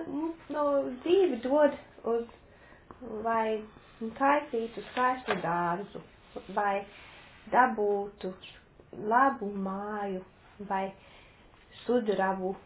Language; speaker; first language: Latvian; non-native, local second language; Russian